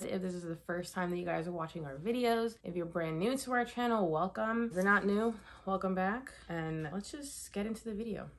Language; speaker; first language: English; native; English